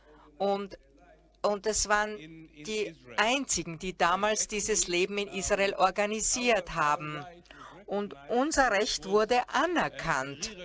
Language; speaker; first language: German; non-native, fluent; Hebrew